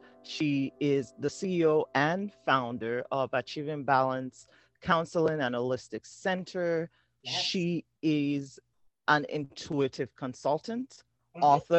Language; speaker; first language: English; non-native, local second language; Yoruba